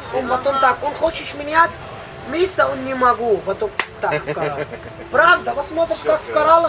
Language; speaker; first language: Russian; non-native, learner; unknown